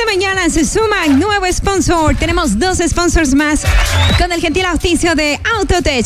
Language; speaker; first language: Spanish; native; Spanish